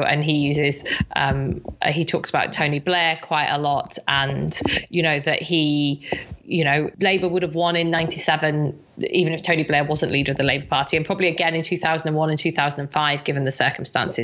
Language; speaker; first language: English; native; English